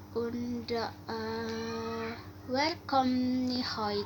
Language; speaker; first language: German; non-native, learner; Indonesian